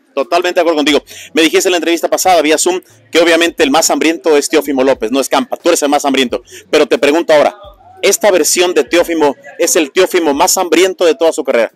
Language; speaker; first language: Spanish; native; Spanish